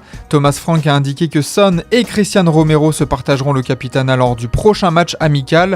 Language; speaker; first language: French; native; French